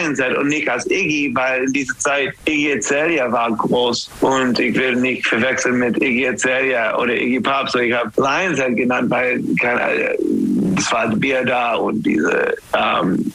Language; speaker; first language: German; non-native, learner; English